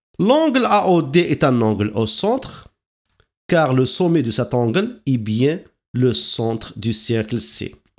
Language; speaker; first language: French; non-native, local second language; Arabic